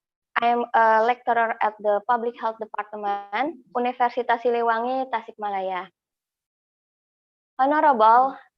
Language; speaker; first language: English; non-native, fluent; Indonesian